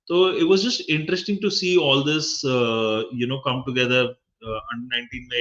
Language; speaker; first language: English; non-native, local second language; Hindi